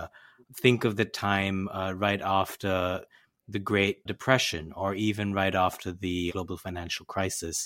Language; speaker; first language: English; non-native, local second language; Hindi